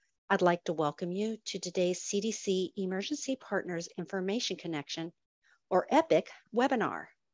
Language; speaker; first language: English; native; English